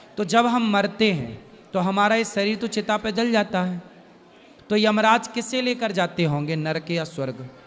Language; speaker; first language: Hindi; native; Hindi